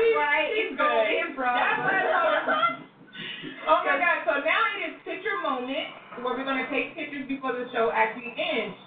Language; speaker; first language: English; non-native, fluent; Spanish